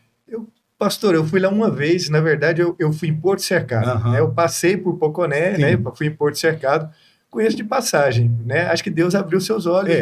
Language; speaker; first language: Portuguese; native; Portuguese